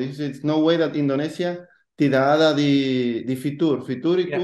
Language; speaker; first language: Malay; non-native, fluent; Spanish